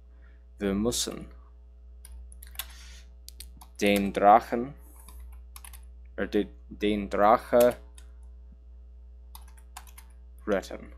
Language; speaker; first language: German; non-native, learner; English